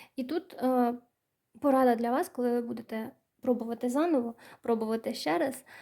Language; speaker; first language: Ukrainian; non-native, local second language; Russian